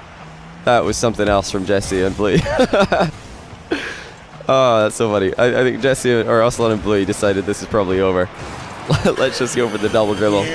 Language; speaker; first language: English; native; English